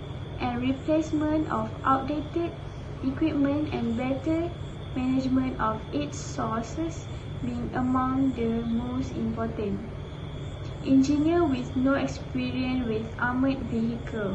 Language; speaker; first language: English; non-native, fluent; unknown